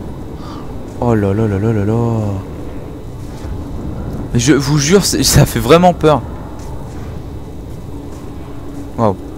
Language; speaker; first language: French; native; French